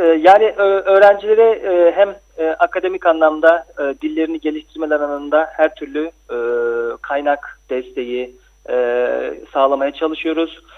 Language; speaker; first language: Turkish; native; Turkish